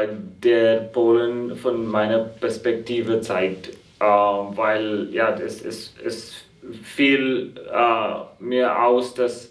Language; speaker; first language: German; non-native, fluent; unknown